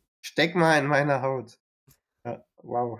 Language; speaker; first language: German; native; German